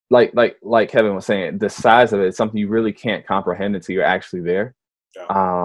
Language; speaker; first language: English; native; English